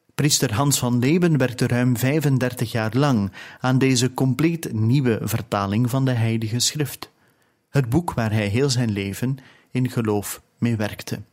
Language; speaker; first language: Dutch; native; Dutch